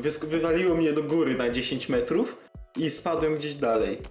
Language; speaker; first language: Polish; native; Polish